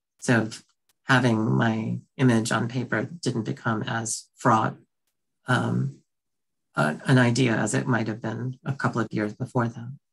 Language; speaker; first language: English; early bilingual, other home language; Bangla